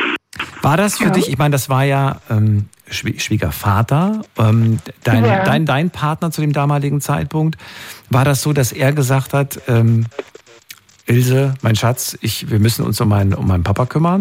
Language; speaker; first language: German; native; German